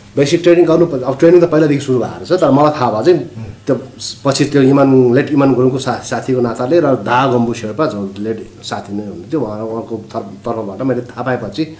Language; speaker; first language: Nepali; non-native, local second language; Sherpa